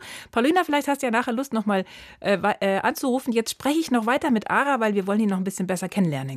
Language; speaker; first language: German; native; German